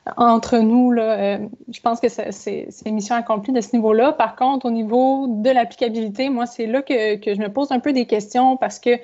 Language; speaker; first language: French; native; French